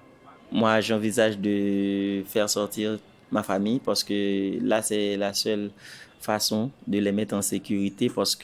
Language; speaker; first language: French; non-native, local second language; Haitian Creole